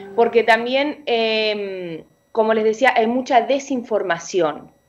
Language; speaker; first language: Spanish; native; Spanish